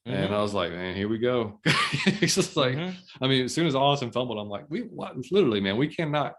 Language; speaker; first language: English; native; English